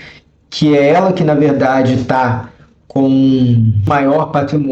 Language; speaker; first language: Portuguese; native; Portuguese